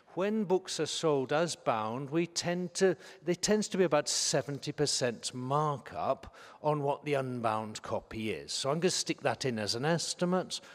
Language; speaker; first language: English; native; English